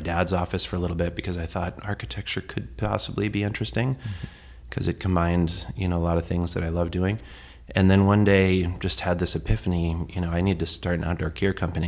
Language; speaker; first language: English; native; English